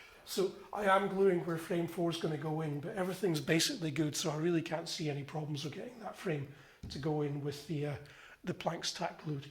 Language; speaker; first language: English; native; English